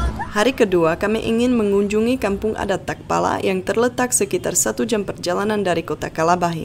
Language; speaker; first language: Indonesian; non-native, fluent; Czech